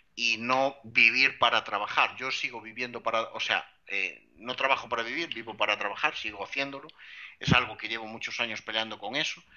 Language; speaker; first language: Spanish; native; Spanish